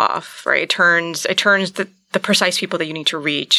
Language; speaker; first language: English; native; English